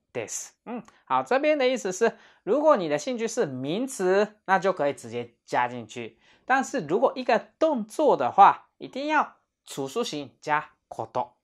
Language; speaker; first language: Chinese; non-native, fluent; Japanese